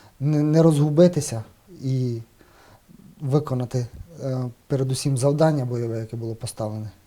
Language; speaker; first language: Ukrainian; native; Ukrainian